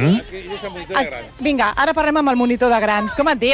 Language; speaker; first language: Catalan; native; Catalan